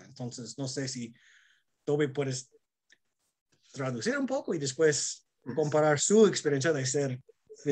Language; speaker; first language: Spanish; non-native, fluent; English